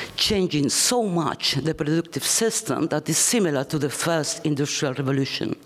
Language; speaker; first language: English; non-native, fluent; Spanish